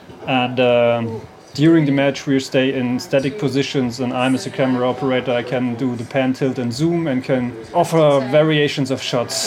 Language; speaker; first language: English; non-native, fluent; German